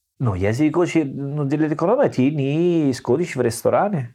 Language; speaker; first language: Russian; non-native, learner; Italian